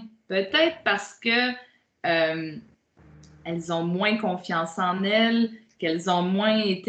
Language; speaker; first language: French; native; French